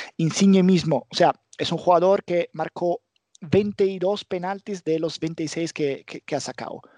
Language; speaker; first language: Spanish; non-native, fluent; Italian